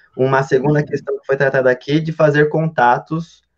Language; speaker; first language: Portuguese; native; Portuguese